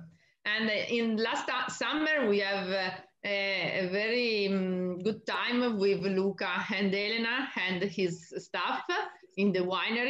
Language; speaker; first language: English; non-native, learner; Italian